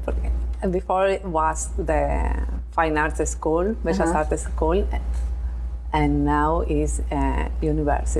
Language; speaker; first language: English; non-native, learner; Spanish